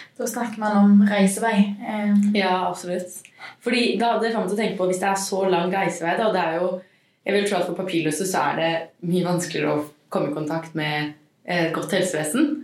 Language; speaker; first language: Norwegian; native; Norwegian